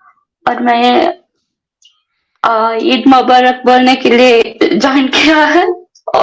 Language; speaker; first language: Hindi; non-native, local second language; Kannada